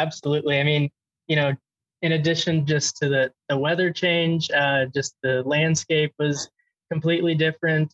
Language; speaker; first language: English; native; English